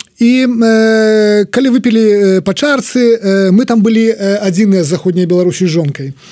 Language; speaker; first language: Belarusian; native; Belarusian